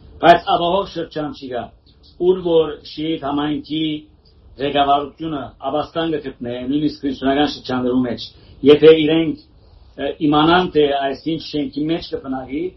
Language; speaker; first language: Armenian; early bilingual, heritage; Armenian